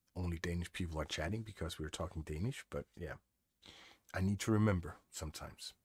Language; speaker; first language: English; non-native, fluent; Danish